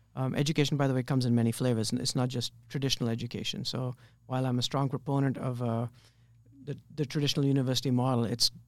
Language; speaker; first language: English; native; English